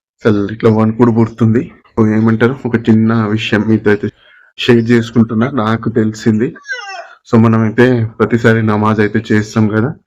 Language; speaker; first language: Telugu; non-native, local second language; Urdu